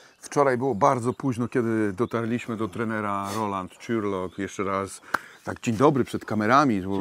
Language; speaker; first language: Polish; native; Polish